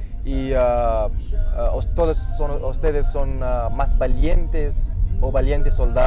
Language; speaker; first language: Spanish; non-native, fluent; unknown